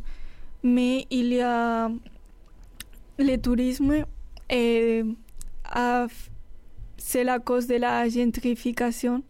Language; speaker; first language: French; non-native, learner; Spanish